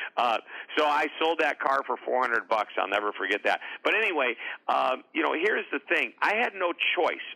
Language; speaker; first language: English; native; English